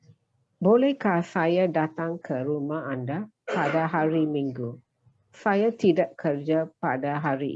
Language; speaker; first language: Indonesian; non-native, learner; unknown